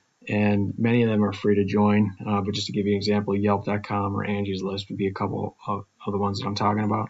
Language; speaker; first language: English; native; English